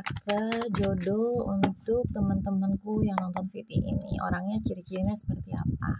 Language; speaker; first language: Indonesian; native; Indonesian